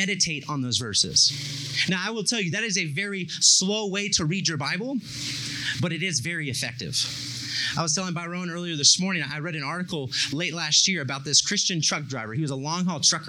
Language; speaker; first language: English; native; English